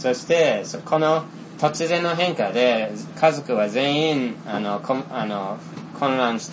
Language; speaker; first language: Japanese; non-native, fluent; Finnish